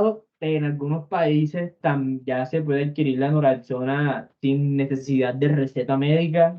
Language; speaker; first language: Spanish; native; Spanish